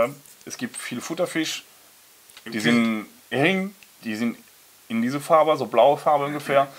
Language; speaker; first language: German; non-native, learner; French